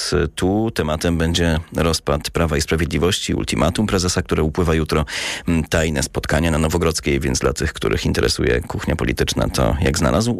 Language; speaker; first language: Polish; native; Polish